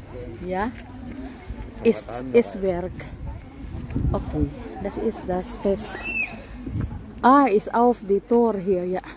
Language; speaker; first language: German; non-native, learner; Filipino